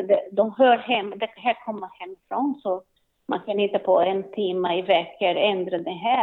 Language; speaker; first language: Swedish; non-native, learner; Portuguese